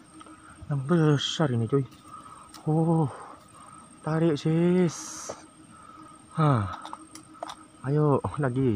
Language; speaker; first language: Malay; non-native, local second language; Javanese